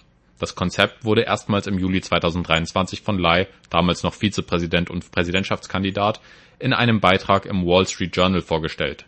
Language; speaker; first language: German; native; German